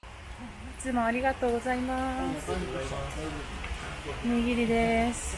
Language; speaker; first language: Japanese; native; Japanese